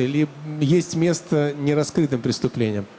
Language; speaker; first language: Russian; native; Russian